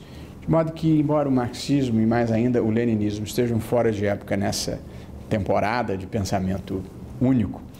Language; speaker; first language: Portuguese; native; Portuguese